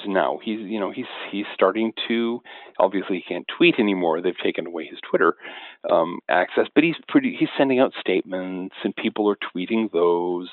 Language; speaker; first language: English; native; English